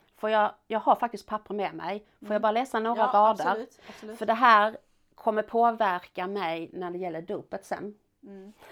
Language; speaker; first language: Swedish; native; Swedish